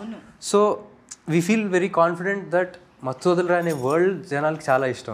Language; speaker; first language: Telugu; native; Telugu